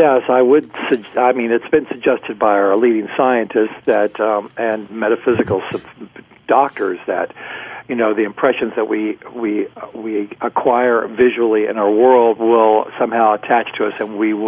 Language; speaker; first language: English; native; English